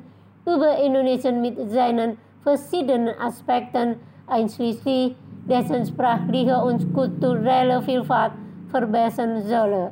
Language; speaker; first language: German; non-native, fluent; Indonesian